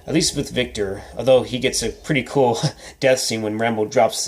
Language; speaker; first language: English; native; English